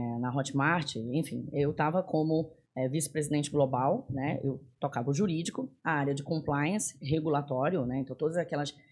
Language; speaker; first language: Portuguese; native; Portuguese